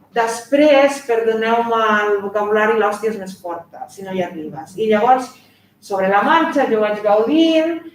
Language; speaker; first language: Catalan; non-native, fluent; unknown